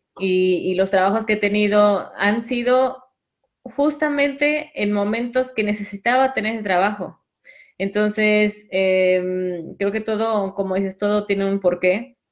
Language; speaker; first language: Spanish; native; Spanish